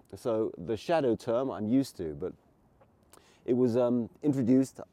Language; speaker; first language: English; native; English